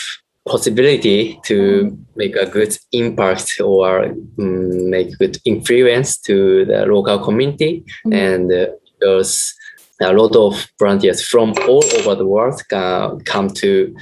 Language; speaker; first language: English; non-native, learner; Japanese